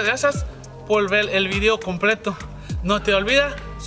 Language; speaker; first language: Spanish; non-native, learner; Haitian Creole